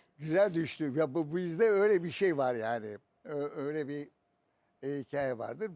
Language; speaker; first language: Turkish; native; Turkish